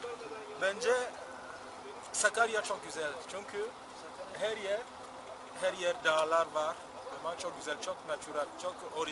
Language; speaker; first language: Turkish; non-native, learner; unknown